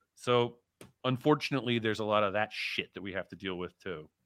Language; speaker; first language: English; early bilingual, other home language; Turkish